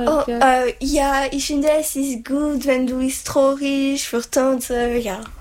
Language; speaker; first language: German; non-native, learner; French